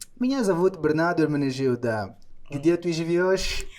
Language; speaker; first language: Russian; non-native, learner; Portuguese